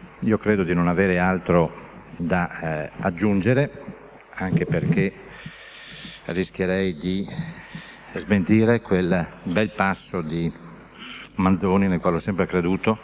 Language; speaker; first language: Italian; native; Italian